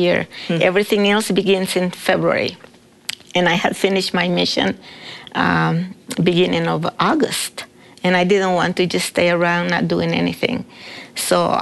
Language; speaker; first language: English; non-native, fluent; Spanish